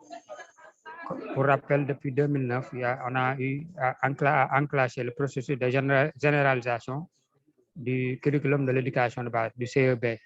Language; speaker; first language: French; non-native, local second language; Wolof